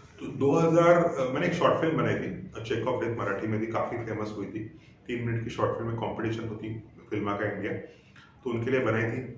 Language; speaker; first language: Hindi; non-native, local second language; Marathi